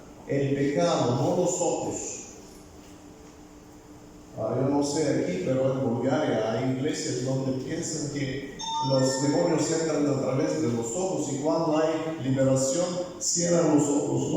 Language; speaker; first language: Spanish; non-native, fluent; Bulgarian